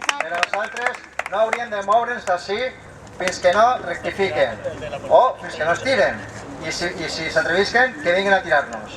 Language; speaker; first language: Catalan; native; Catalan